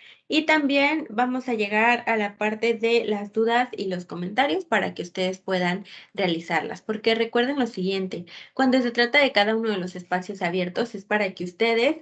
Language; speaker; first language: Spanish; native; Spanish